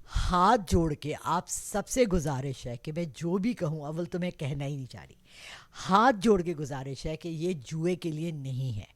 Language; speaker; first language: Urdu; non-native, local second language; Pashto